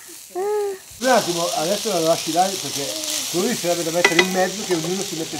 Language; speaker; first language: Italian; native; Italian